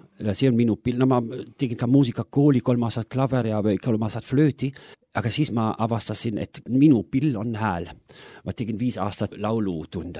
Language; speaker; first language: Estonian; non-native, fluent; German